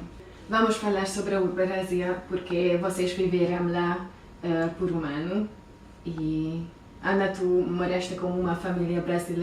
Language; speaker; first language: Portuguese; non-native, fluent; Hungarian